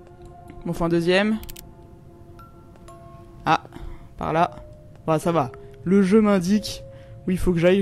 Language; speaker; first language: French; native; French